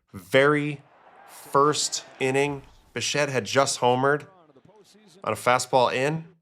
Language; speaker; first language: English; native; English